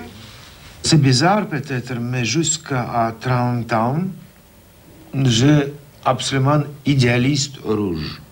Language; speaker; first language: French; non-native, learner; Russian